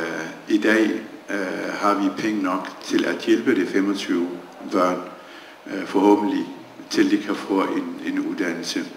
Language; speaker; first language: Danish; early bilingual, other home language; Central Kurdish